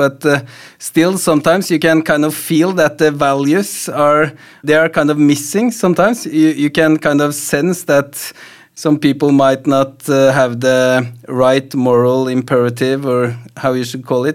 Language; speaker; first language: English; non-native, fluent; Norwegian